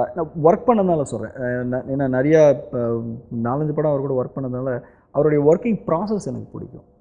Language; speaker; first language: Tamil; native; Tamil